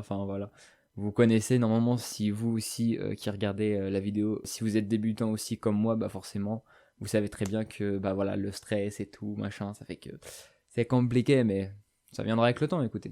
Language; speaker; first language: French; native; French